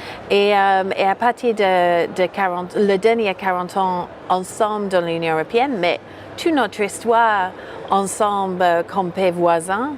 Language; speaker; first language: French; non-native, fluent; English